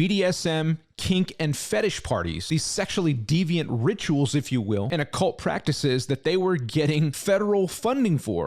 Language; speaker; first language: English; native; English